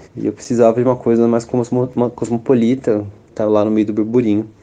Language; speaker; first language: Portuguese; native; Portuguese